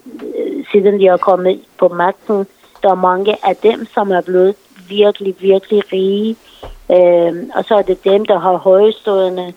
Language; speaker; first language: Danish; non-native, fluent; Persian